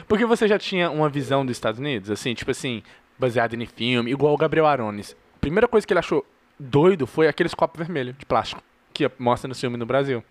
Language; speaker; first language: Portuguese; early bilingual, heritage; Portuguese